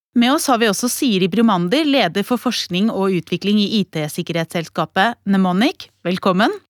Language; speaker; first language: Norwegian; native; Norwegian